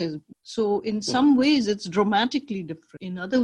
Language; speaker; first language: English; non-native, local second language; Urdu